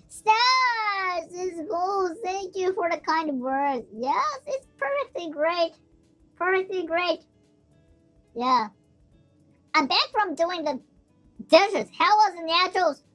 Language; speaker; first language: English; non-native, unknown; Japanese